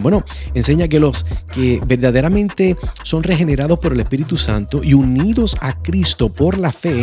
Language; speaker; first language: Spanish; native; Spanish